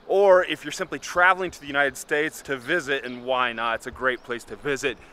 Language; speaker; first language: English; native; English